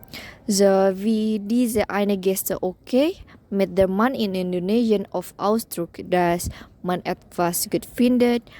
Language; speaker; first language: German; non-native, learner; Indonesian